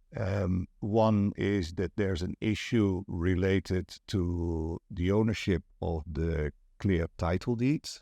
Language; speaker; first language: English; non-native, fluent; Dutch